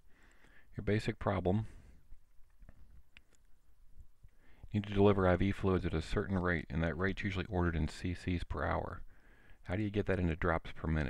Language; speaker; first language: English; native; English